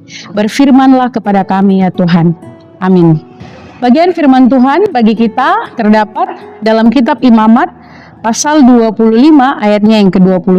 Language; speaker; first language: Indonesian; native; Indonesian